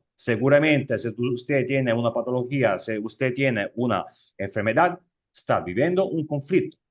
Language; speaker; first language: Spanish; non-native, fluent; Italian